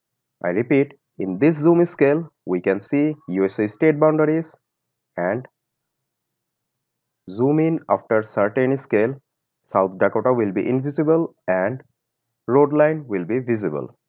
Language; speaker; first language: English; non-native, local second language; Bangla